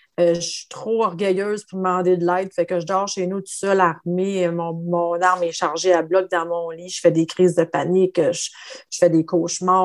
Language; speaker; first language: French; native; French